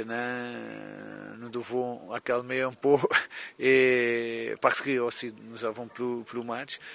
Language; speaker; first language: French; non-native, fluent; Portuguese